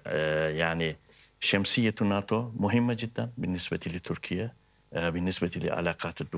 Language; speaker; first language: Arabic; non-native, fluent; Turkish